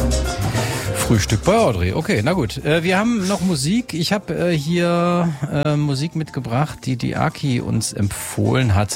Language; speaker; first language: German; native; German